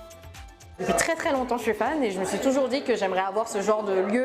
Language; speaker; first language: French; native; French